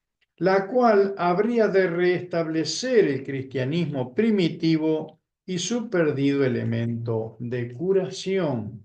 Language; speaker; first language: Spanish; native; Spanish